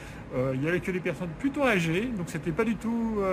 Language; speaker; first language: French; native; French